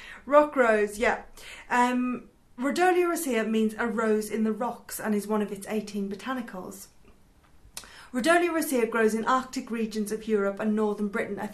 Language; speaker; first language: English; native; English